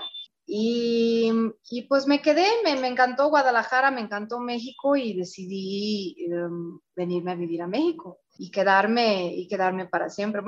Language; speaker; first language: Spanish; non-native, fluent; Romanian